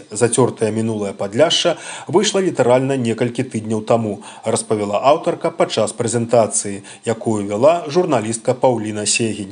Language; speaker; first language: Belarusian; native; Belarusian